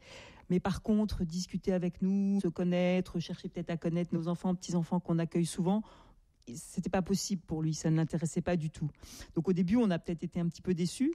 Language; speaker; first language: French; native; French